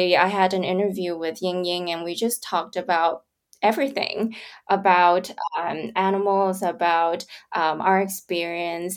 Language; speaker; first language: English; non-native, local second language; Cantonese